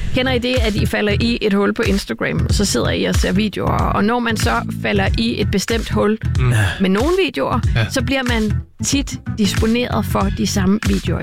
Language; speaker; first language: Danish; native; Danish